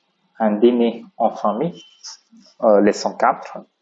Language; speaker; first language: French; non-native, fluent; Tamil